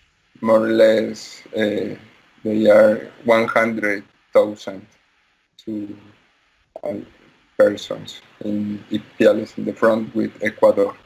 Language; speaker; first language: English; non-native, learner; Spanish